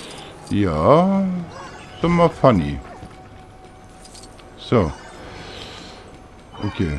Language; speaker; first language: German; native; German